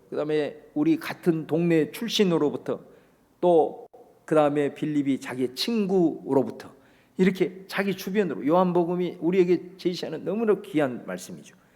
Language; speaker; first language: Korean; native; Korean